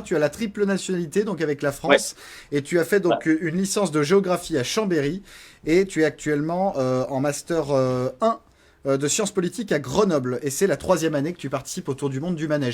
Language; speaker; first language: French; native; French